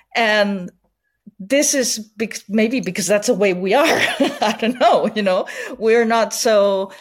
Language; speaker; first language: English; non-native, fluent; Spanish